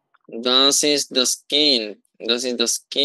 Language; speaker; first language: German; non-native, learner; Bangla